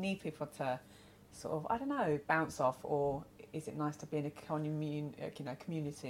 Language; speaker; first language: English; native; English